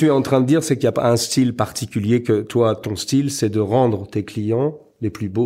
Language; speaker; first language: French; native; French